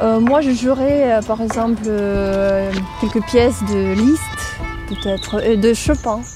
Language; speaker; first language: French; non-native, fluent; Russian